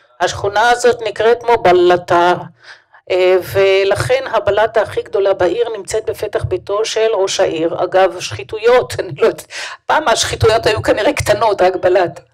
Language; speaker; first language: Hebrew; native; Hebrew